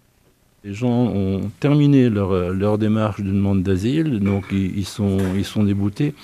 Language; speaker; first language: French; native; French